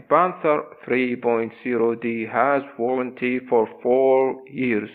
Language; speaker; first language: English; non-native, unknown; Arabic